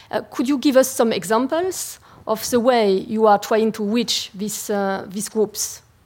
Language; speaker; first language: English; non-native, fluent; French